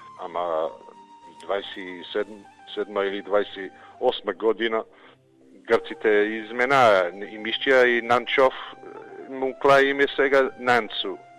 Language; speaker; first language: Macedonian; early bilingual, heritage; Macedonian